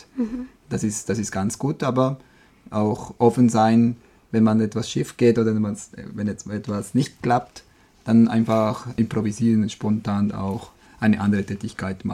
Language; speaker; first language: German; non-native, fluent; Spanish